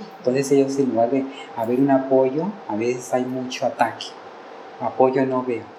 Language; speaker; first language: Spanish; native; Spanish